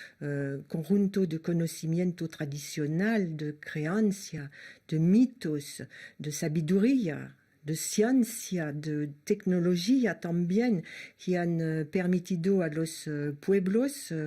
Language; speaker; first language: Spanish; non-native, fluent; French